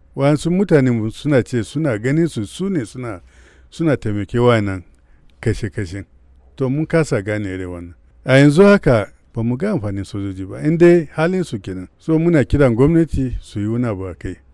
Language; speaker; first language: Hausa; non-native, local second language; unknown